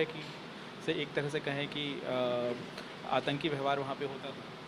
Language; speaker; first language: Hindi; native; Hindi